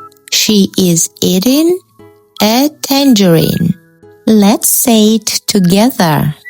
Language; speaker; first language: English; non-native, fluent; Russian